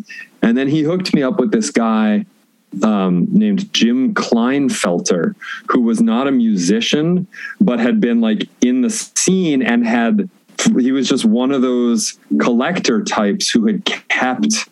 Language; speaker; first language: English; native; English